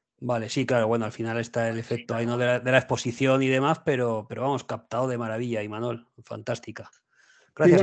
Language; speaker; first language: Spanish; native; Spanish